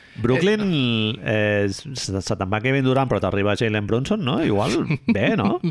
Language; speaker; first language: Catalan; native; Catalan